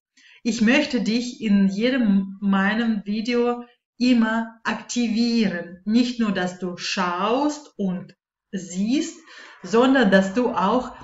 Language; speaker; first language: German; non-native, fluent; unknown